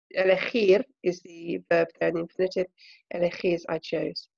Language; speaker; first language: English; native; English